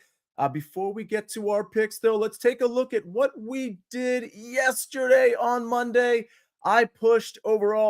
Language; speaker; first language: English; native; English